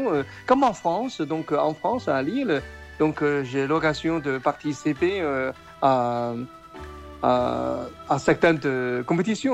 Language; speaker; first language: French; non-native, fluent; Chinese